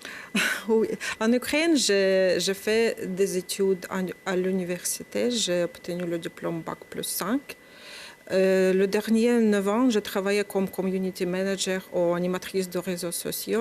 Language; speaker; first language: French; non-native, learner; Ukrainian